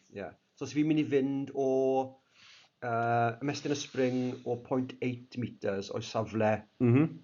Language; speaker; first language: Welsh; native; Welsh